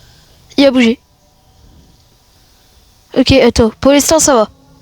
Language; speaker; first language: French; native; French